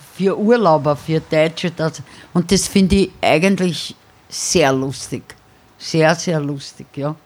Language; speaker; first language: German; native; German